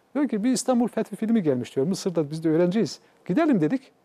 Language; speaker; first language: Turkish; native; Turkish